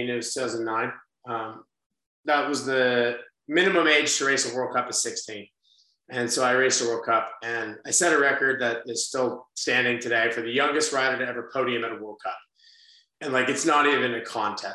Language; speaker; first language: English; native; English